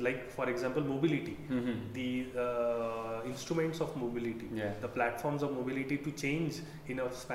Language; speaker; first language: English; non-native, local second language; Marathi